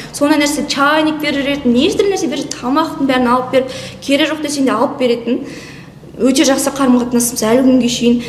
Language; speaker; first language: Kazakh; non-native, local second language; Russian